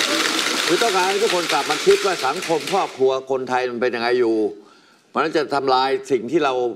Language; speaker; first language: Thai; native; Thai